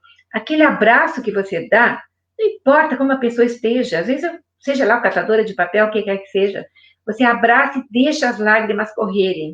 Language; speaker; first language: Portuguese; native; Portuguese